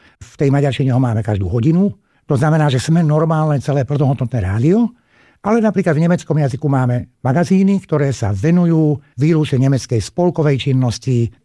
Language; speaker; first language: Slovak; non-native, local second language; Hungarian